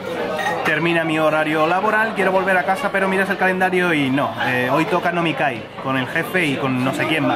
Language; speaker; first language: Spanish; native; Spanish